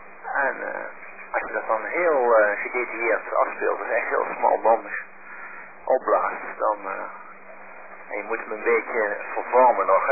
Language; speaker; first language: Dutch; native; Dutch